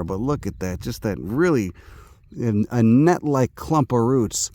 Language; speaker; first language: English; native; English